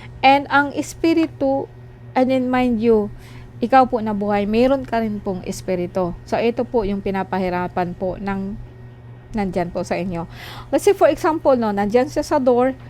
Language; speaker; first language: Filipino; non-native, local second language; Cebuano